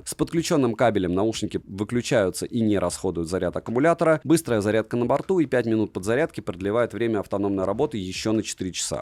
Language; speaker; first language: Russian; native; Russian